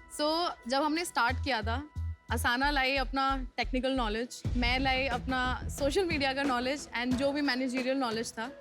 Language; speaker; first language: Hindi; native; Hindi